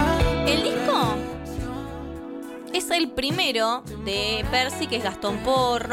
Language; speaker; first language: Spanish; native; Spanish